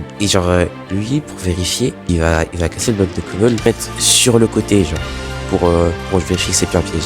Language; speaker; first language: French; native; French